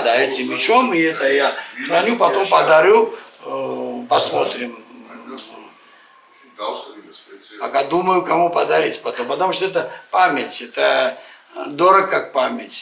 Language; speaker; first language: Russian; non-native, fluent; Georgian